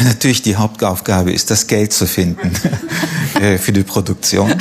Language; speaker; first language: German; non-native, fluent; Turkish